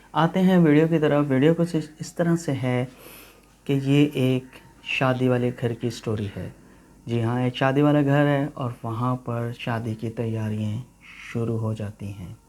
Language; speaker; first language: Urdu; non-native, local second language; Punjabi